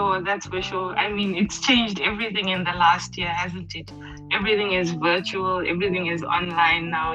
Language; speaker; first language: English; native; English